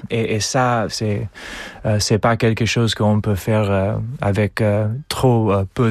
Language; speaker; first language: French; non-native, fluent; English